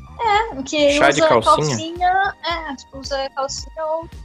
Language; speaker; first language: Portuguese; native; Portuguese